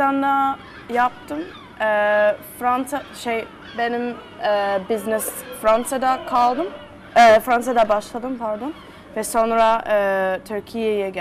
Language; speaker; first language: Turkish; non-native, learner; French